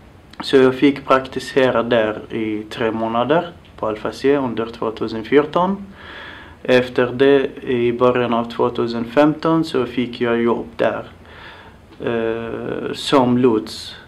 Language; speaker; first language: Swedish; non-native, fluent; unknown